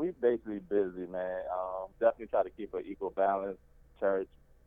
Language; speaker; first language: English; native; English